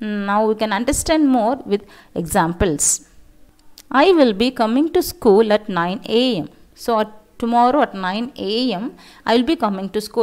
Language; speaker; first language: English; non-native, local second language; Tamil